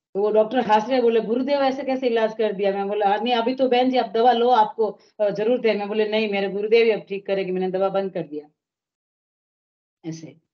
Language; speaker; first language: Hindi; native; Hindi